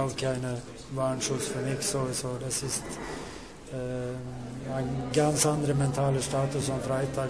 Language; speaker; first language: German; non-native, learner; Swedish